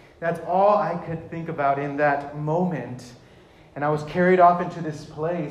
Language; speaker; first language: English; early bilingual, other home language; Spanish